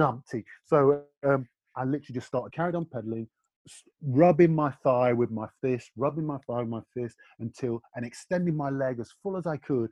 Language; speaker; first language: English; native; English